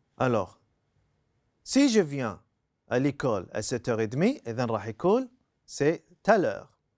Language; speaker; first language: French; non-native, fluent; Arabic